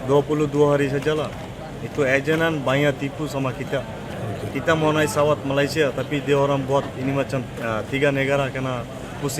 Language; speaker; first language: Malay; non-native, learner; Bangla